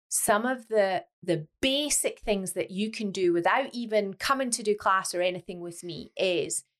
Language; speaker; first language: English; native; English